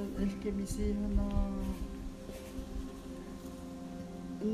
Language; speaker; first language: Spanish; non-native, local second language; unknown